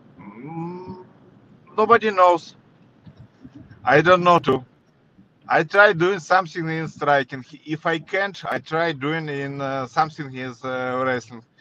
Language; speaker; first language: English; non-native, learner; Russian